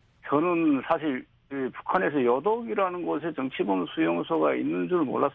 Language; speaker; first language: Korean; native; Korean